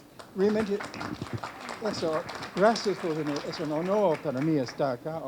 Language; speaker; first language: Spanish; non-native, fluent; English